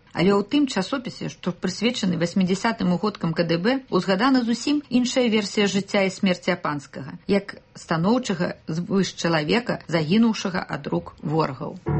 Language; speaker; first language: Belarusian; non-native, local second language; Russian